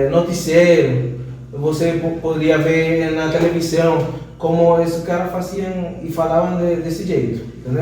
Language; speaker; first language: Portuguese; non-native, fluent; Spanish